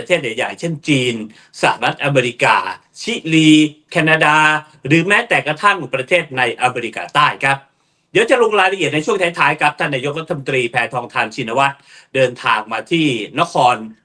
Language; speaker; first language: Thai; native; Thai